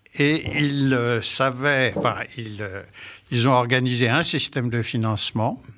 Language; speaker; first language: French; native; French